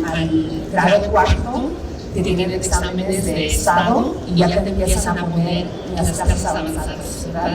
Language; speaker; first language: Spanish; early bilingual, heritage; Spanish